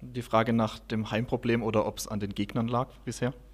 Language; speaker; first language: German; native; German